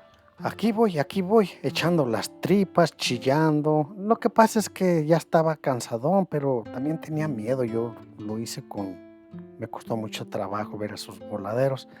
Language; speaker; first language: Spanish; native; Spanish